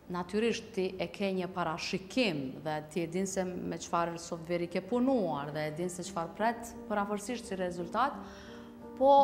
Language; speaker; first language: Albanian; native; Albanian